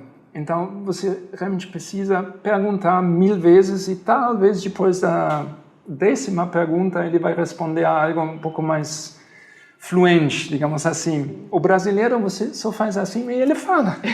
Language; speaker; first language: Portuguese; non-native, fluent; German